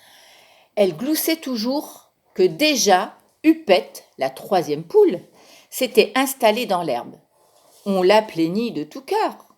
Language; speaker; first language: French; native; French